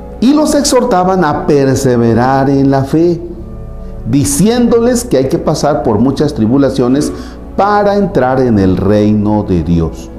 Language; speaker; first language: Spanish; native; Spanish